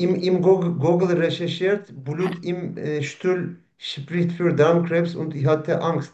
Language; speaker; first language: German; non-native, learner; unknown